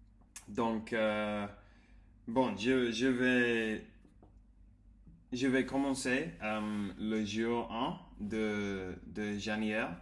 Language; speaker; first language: French; non-native, learner; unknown